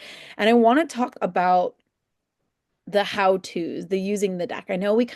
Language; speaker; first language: English; native; English